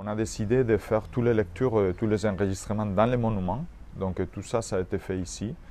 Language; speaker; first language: French; non-native, fluent; Spanish